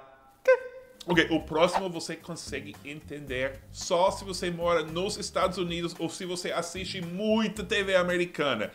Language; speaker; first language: Portuguese; non-native, fluent; English